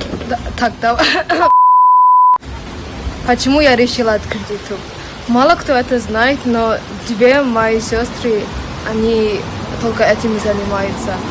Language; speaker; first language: Russian; non-native, local second language; English